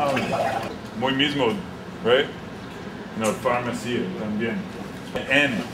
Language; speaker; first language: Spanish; non-native, learner; English